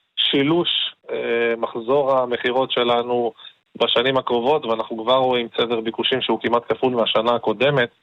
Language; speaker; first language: Hebrew; native; Hebrew